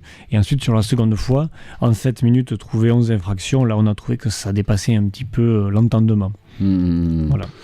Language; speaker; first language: French; native; French